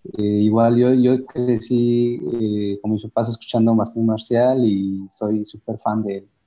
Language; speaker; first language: Spanish; native; Spanish